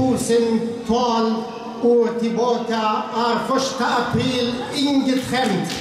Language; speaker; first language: Swedish; non-native, fluent; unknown